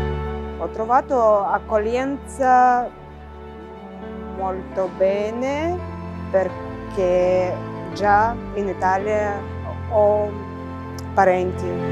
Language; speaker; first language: Italian; non-native, learner; Ukrainian